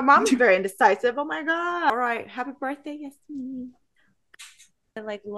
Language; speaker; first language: English; non-native, fluent; Cantonese